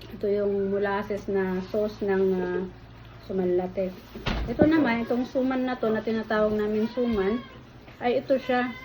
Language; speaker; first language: Filipino; non-native, local second language; Iloko